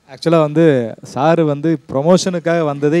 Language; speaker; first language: Tamil; native; Tamil